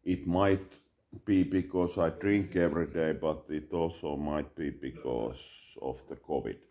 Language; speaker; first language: English; non-native, learner; Finnish